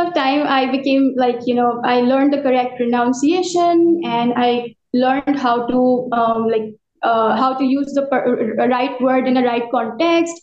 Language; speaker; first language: English; non-native, local second language; Urdu